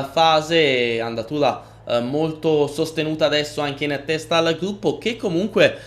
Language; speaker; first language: Italian; native; Italian